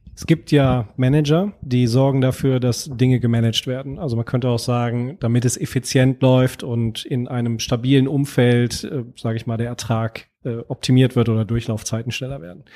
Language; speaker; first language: German; native; German